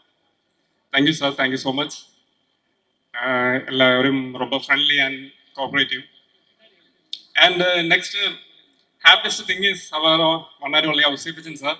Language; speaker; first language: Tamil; non-native, learner; Malayalam